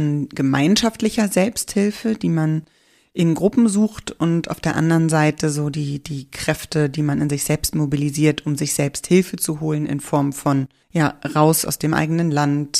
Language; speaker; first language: German; non-native, fluent; English